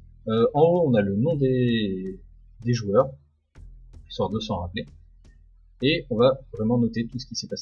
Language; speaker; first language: French; native; French